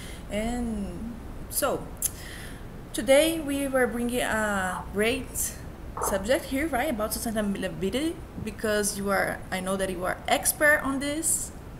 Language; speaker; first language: English; non-native, fluent; Portuguese